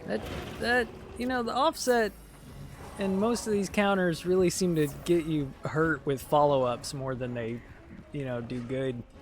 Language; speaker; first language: English; native; English